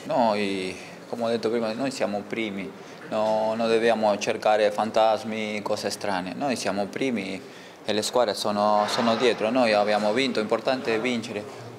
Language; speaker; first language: Italian; non-native, fluent; Spanish